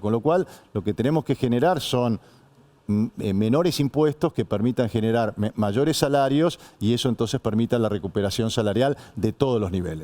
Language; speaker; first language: Spanish; native; Spanish